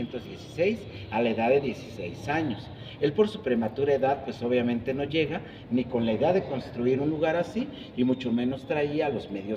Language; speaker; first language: Spanish; native; Spanish